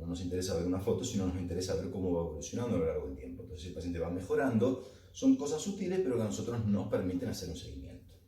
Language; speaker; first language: Spanish; native; Spanish